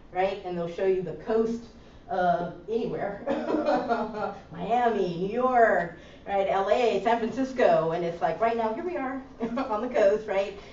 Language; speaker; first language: English; early bilingual, other home language; Spanish